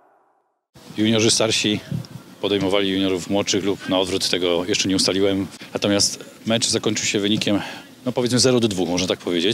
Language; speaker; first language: Polish; native; Polish